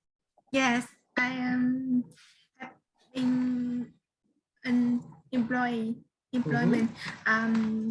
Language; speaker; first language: English; non-native, learner; Vietnamese